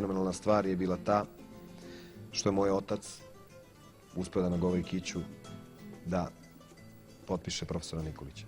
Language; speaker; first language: Bosnian; native; Bosnian